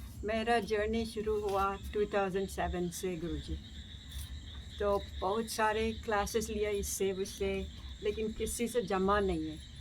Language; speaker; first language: Hindi; non-native, local second language; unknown